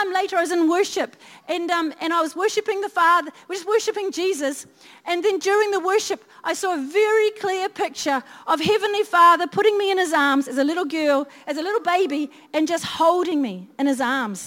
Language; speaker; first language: English; native; English